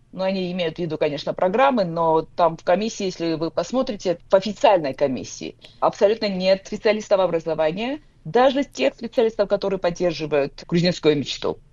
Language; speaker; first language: Russian; non-native, local second language; Georgian